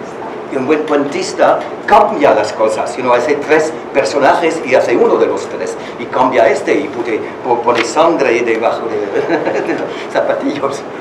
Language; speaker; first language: Spanish; non-native, learner; French